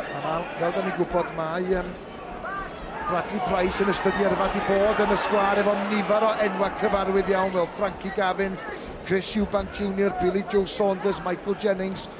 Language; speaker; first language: Welsh; native; Welsh